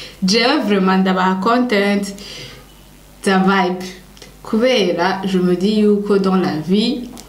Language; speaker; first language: French; non-native, local second language; Rundi